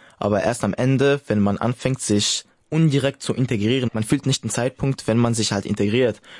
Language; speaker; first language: German; early bilingual, other home language; Italian